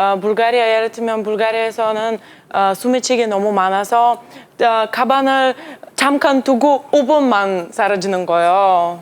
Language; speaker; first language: Korean; non-native, learner; Bulgarian